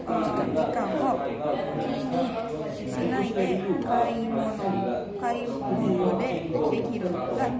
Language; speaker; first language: Japanese; non-native, learner; Indonesian